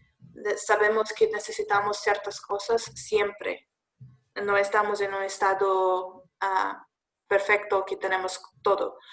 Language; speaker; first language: Spanish; non-native, learner; English